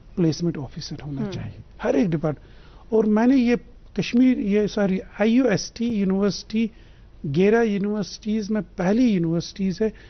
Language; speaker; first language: Hindi; non-native, local second language; Kashmiri